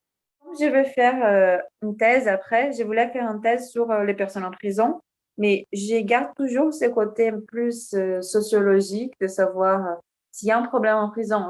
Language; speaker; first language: French; non-native, fluent; Portuguese